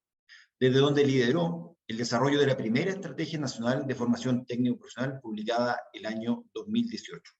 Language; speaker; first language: Spanish; native; Spanish